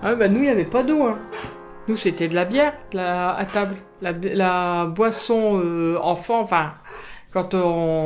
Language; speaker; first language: French; native; French